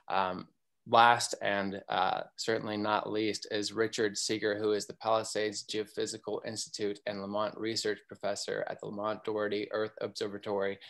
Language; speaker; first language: English; native; English